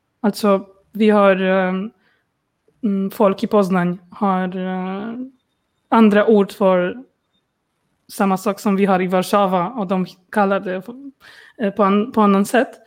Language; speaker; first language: Swedish; non-native, learner; Polish